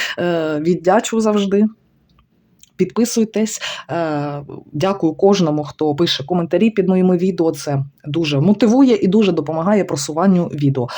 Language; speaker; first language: Ukrainian; non-native, local second language; Russian